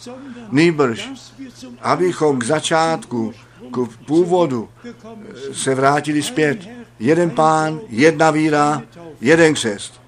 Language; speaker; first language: Czech; non-native, fluent; German